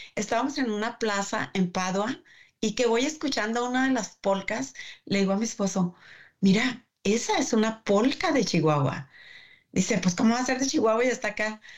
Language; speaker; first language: Spanish; native; Spanish